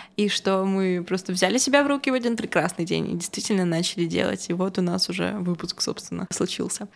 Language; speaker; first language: Russian; native; Russian